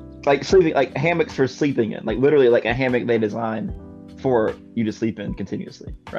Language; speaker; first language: English; native; English